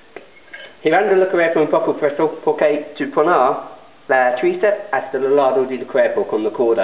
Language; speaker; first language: Spanish; non-native, learner; English